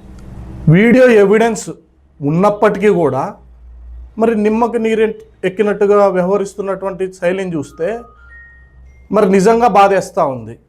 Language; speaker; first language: Telugu; native; Telugu